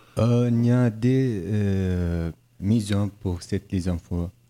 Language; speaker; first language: French; non-native, learner; Arabic